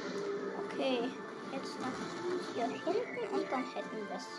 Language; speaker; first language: German; native; German